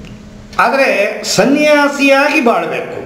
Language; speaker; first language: Kannada; native; Kannada